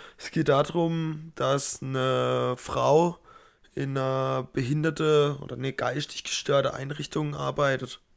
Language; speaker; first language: German; native; German